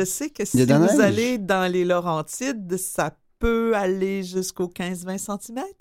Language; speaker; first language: French; native; French